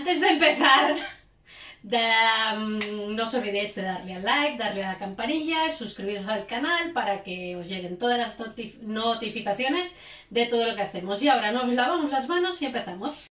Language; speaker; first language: Spanish; native; Spanish